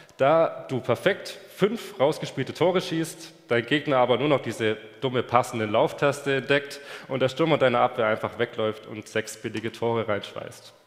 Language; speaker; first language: German; native; German